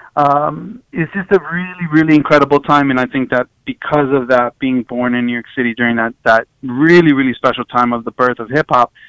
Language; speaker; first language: English; native; English